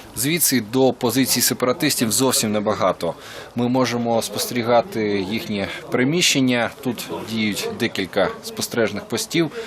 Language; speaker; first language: Ukrainian; native; Ukrainian